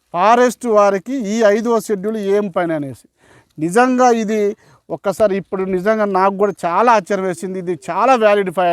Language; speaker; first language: Telugu; non-native, local second language; Koya